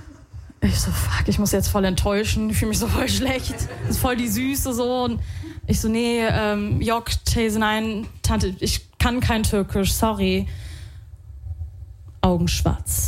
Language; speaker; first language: German; early bilingual, other home language; Arabic